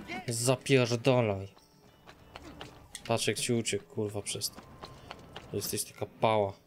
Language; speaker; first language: Polish; native; Polish